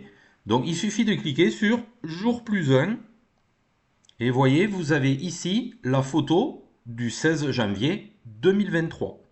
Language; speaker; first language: French; native; French